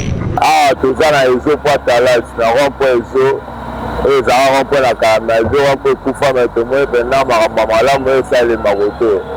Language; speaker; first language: French; non-native, local second language; Lingala